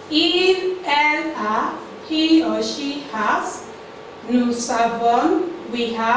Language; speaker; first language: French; non-native, fluent; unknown